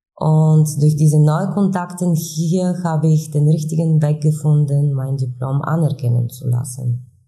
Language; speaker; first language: German; non-native, fluent; Bulgarian